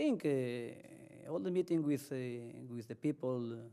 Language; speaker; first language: English; non-native, learner; Spanish